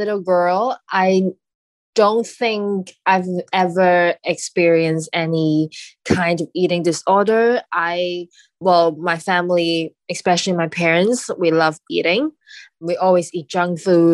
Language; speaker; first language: English; non-native, local second language; Cantonese